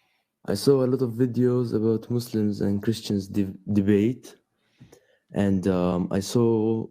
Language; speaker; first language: English; non-native, learner; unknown